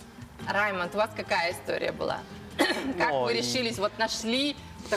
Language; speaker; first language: Russian; native; Russian